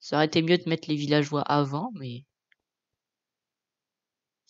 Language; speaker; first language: French; native; French